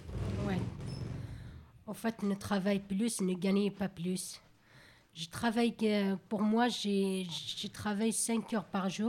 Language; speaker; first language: French; non-native, learner; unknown